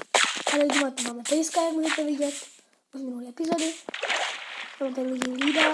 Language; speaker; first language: Czech; non-native, learner; Slovak